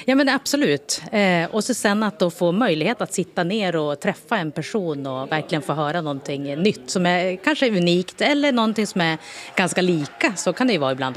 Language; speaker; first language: Swedish; native; Swedish